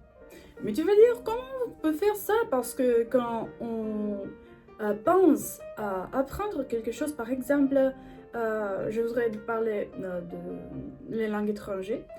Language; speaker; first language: French; non-native, learner; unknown